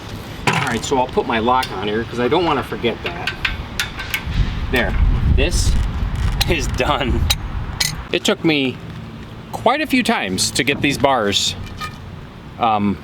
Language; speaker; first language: English; native; English